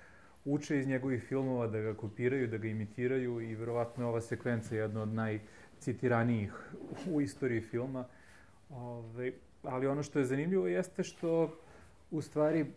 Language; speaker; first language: Serbian; native; Serbian